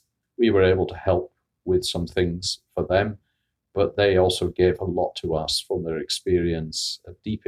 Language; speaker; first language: English; native; English